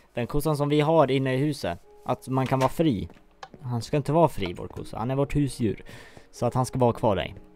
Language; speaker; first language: Swedish; native; Swedish